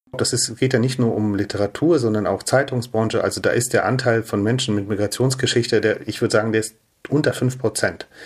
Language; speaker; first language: German; early bilingual, other home language; Russian